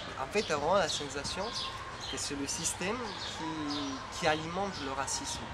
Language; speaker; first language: French; non-native, fluent; Romanian